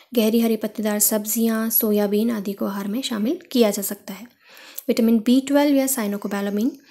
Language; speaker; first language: Hindi; native; Hindi